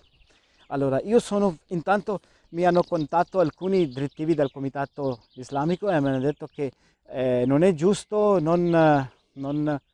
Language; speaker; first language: Italian; non-native, learner; Urdu